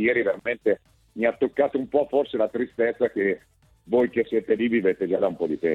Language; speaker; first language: Italian; native; Italian